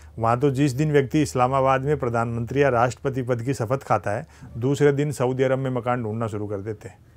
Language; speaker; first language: Hindi; native; Hindi